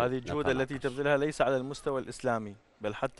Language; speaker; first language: Arabic; native; Arabic